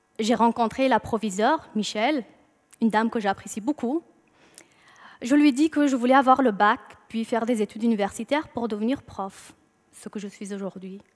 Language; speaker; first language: French; non-native, fluent; Persian